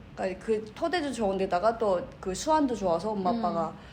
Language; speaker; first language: Korean; native; Korean